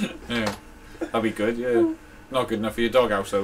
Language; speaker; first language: English; native; English